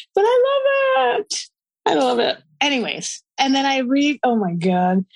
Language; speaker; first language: English; non-native, fluent; Spanish